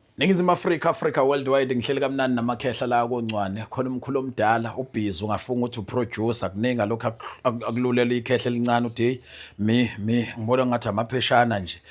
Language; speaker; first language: Zulu; native; Zulu